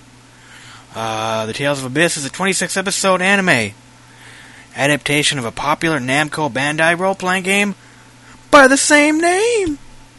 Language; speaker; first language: English; native; English